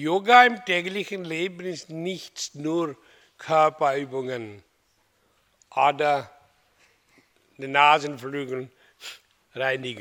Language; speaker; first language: German; non-native, learner; Hindi